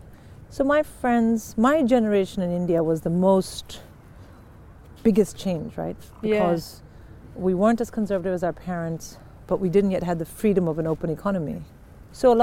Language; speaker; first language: English; non-native, local second language; Hindi